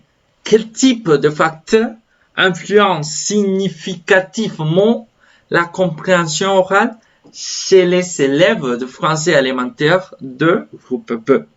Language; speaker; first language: French; non-native, fluent; Spanish